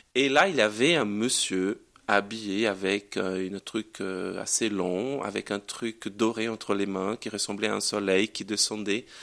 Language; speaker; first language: French; non-native, fluent; Portuguese